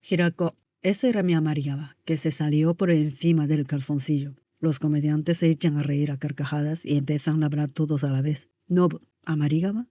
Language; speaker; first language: Spanish; non-native, fluent; Japanese